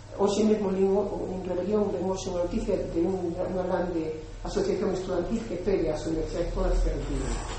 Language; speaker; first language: Galician; non-native, local second language; Spanish